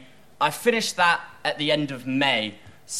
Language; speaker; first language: English; native; English